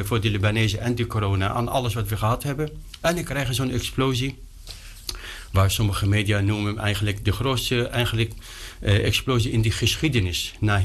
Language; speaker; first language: Dutch; non-native, fluent; Arabic